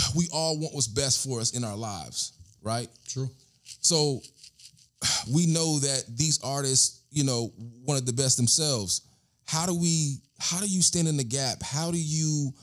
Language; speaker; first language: English; native; English